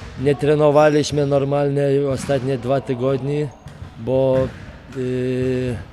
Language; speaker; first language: Polish; non-native, fluent; Lithuanian